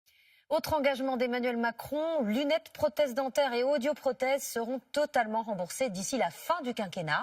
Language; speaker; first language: French; native; French